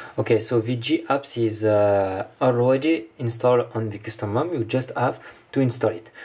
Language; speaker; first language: English; non-native, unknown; French